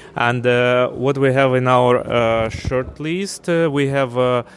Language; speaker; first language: English; non-native, fluent; Ukrainian